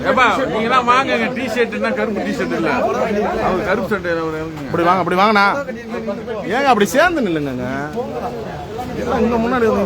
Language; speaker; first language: Tamil; native; Tamil